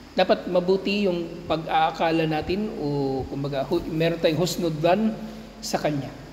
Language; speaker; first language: Filipino; native; Filipino